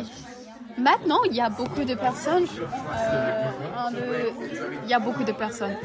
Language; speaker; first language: French; non-native, learner; English